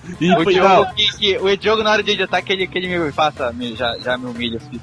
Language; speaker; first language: Portuguese; native; Portuguese